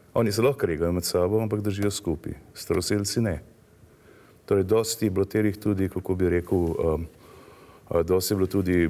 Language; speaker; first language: Slovenian; native; Slovenian